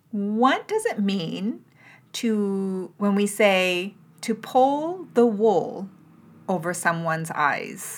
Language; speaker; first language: English; early bilingual, other home language; Japanese